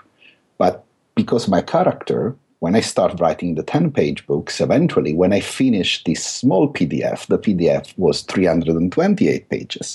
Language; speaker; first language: English; non-native, fluent; Italian